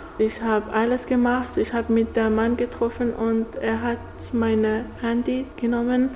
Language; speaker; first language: German; non-native, learner; Arabic